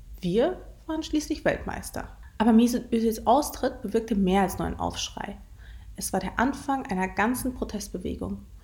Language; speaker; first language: German; early bilingual, other home language; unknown